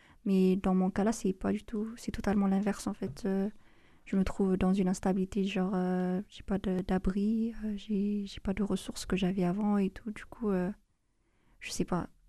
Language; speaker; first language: French; non-native, fluent; Amharic